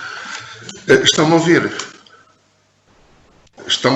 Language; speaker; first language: Portuguese; native; Portuguese